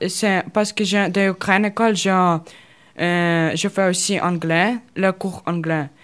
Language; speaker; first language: French; non-native, learner; Russian